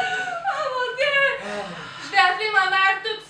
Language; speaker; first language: French; native; French